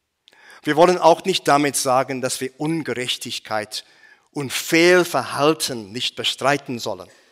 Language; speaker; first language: German; non-native, fluent; English